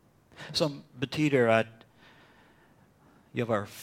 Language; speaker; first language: Swedish; non-native, fluent; English